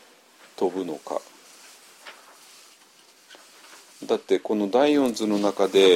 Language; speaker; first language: Japanese; native; Japanese